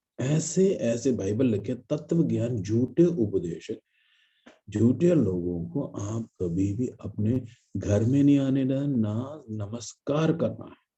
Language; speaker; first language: Hindi; non-native, local second language; Malayalam